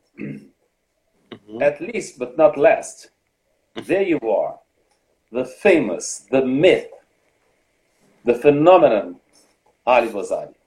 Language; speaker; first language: English; non-native, fluent; Portuguese